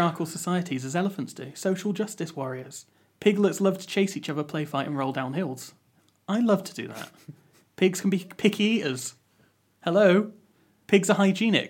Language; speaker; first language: English; native; English